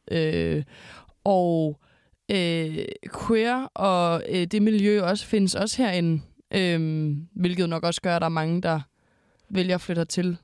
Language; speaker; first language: Danish; native; Danish